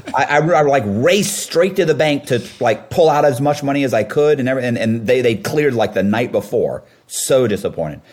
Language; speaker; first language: English; native; English